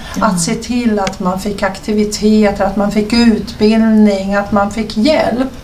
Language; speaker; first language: Swedish; early bilingual, other home language; Serbian